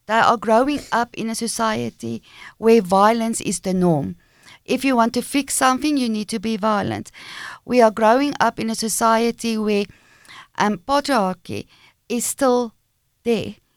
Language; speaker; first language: English; non-native, local second language; Afrikaans